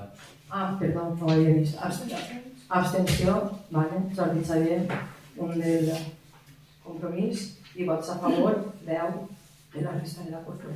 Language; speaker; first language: Catalan; native; Catalan